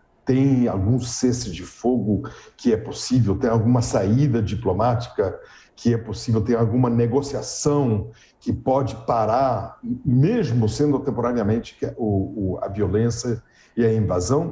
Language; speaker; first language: Portuguese; non-native, fluent; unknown